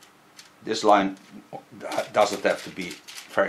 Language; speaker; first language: English; non-native, fluent; Dutch